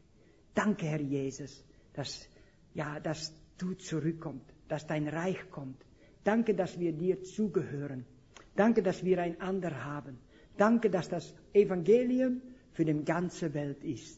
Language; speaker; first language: German; non-native, fluent; Dutch